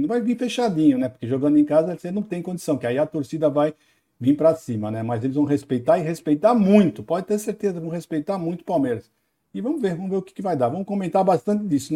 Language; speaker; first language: Portuguese; native; Portuguese